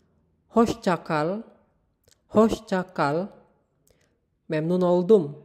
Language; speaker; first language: Turkish; non-native, learner; Indonesian